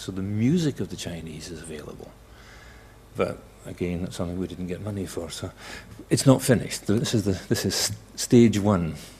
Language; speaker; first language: English; native; English